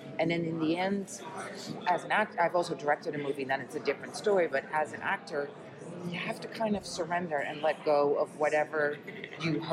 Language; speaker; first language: English; non-native, fluent; Dutch